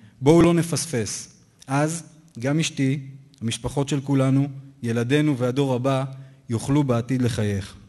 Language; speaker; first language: Hebrew; native; Hebrew